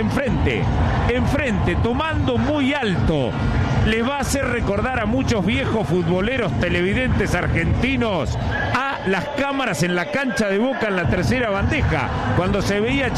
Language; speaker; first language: Spanish; native; Spanish